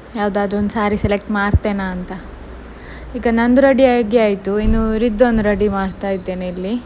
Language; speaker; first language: Kannada; native; Kannada